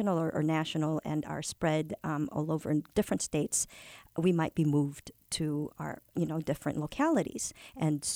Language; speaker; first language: English; non-native, local second language; Filipino